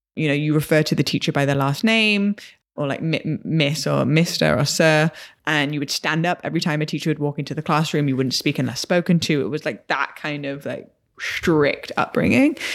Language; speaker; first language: English; native; English